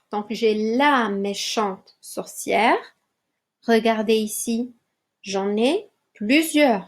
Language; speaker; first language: French; non-native, local second language; Arabic